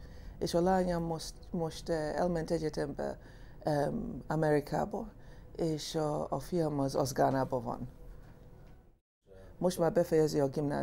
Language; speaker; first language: Hungarian; early bilingual, heritage; English